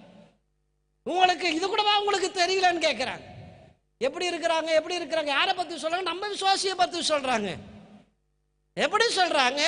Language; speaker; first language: Tamil; native; Tamil